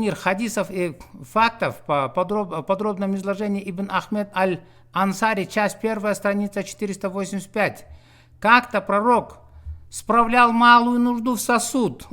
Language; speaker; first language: Russian; non-native, local second language; Kyrgyz